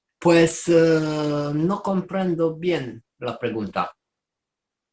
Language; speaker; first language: Spanish; non-native, fluent; Romanian